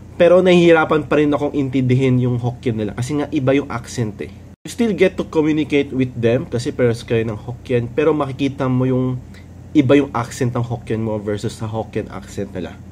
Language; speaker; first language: Filipino; native; Filipino